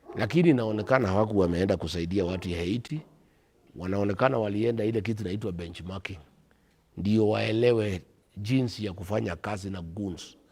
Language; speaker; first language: Swahili; non-native, local second language; Kikuyu